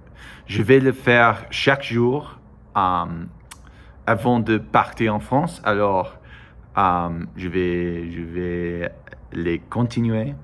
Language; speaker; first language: French; non-native, learner; English